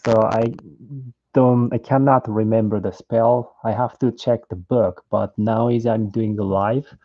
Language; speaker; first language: English; non-native, learner; Japanese